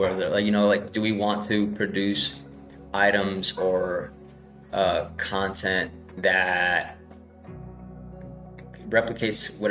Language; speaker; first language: English; native; English